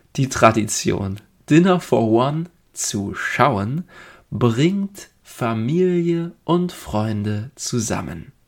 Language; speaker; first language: German; native; German